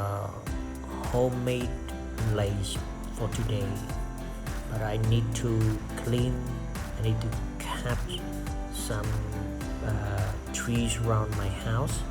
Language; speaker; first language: English; non-native, learner; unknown